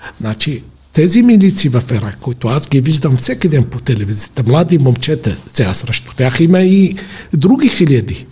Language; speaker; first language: Bulgarian; non-native, fluent; Arabic